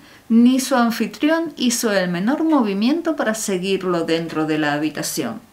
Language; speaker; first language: Spanish; native; Spanish